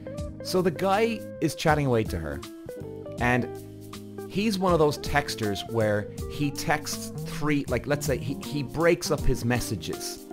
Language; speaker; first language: English; native; English